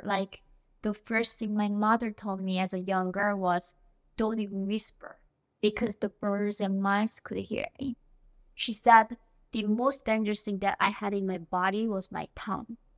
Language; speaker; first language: English; non-native, fluent; Korean